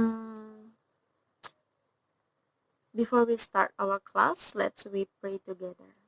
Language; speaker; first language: English; non-native, learner; Indonesian